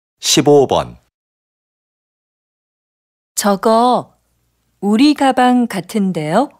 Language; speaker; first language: Korean; non-native, fluent; Arabic